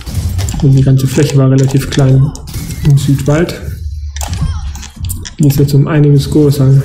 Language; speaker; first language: German; native; German